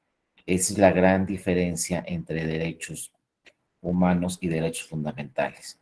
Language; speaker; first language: Spanish; native; Spanish